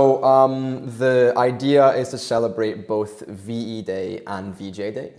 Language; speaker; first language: English; native; English